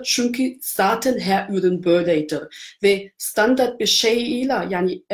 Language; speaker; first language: Turkish; non-native, fluent; German